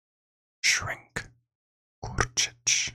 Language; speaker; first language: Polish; non-native, learner; English